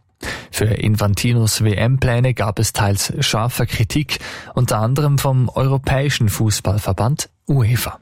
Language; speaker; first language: German; native; German